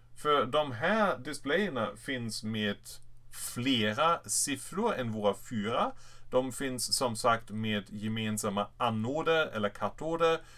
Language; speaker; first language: Swedish; non-native, fluent; German